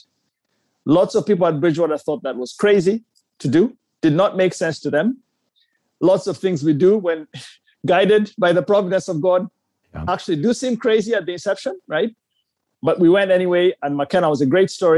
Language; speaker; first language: English; non-native, local second language; Ganda